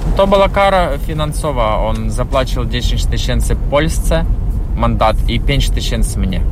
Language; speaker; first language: Polish; non-native, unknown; Ukrainian